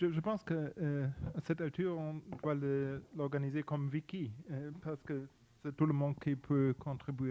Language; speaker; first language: French; non-native, fluent; Spanish